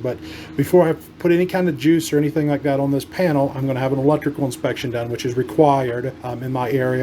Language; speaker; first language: English; native; English